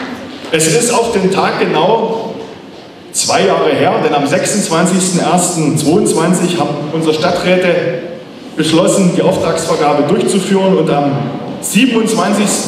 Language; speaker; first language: German; native; German